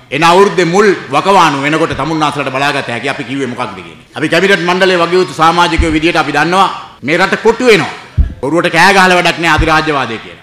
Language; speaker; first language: Sinhala; native; Sinhala